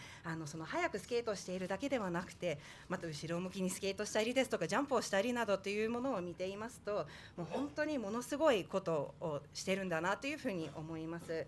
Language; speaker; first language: Japanese; native; Japanese